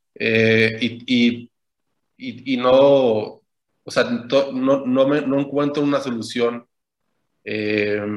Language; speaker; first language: Spanish; native; Spanish